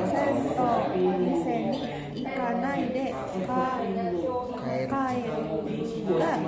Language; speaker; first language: Japanese; non-native, learner; Indonesian